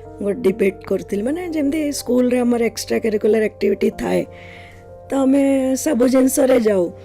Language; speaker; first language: Odia; non-native, fluent; Hindi